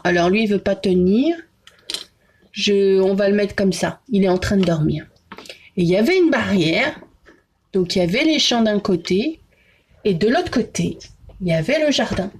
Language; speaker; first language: French; native; French